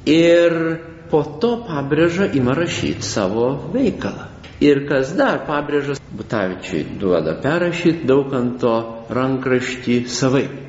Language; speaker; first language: Lithuanian; native; Lithuanian